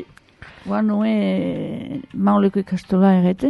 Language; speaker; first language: Basque; native; Basque